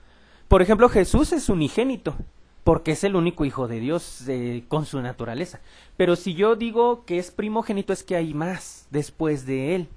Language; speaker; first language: Spanish; native; Spanish